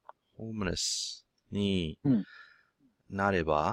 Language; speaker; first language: Japanese; non-native, learner; English